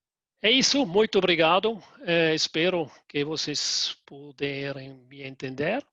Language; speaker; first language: Portuguese; non-native, fluent; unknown